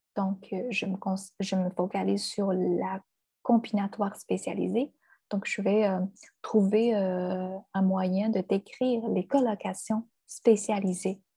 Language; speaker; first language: French; non-native, fluent; Chinese